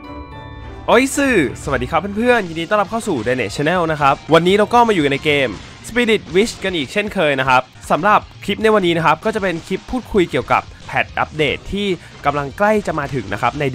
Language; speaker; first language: Thai; native; Thai